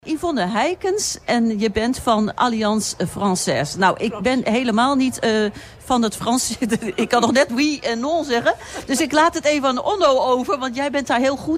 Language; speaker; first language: Dutch; native; Dutch